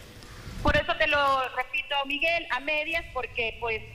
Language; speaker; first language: Spanish; native; Spanish